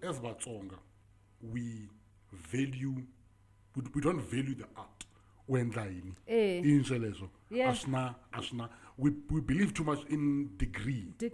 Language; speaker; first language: English; non-native, local second language; Tsonga